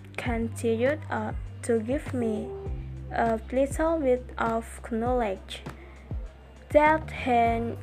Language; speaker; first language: English; non-native, learner; Indonesian